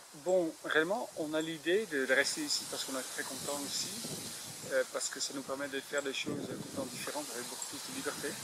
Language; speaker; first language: French; non-native, fluent; Dutch